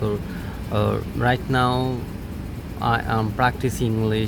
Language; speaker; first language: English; non-native, learner; Bangla